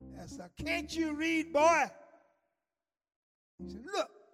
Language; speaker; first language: English; native; English